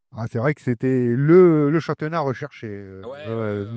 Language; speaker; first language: French; native; French